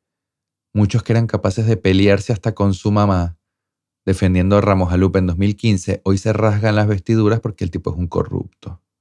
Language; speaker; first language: Spanish; native; Spanish